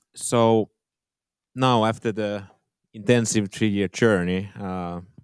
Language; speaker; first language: English; non-native, fluent; Finnish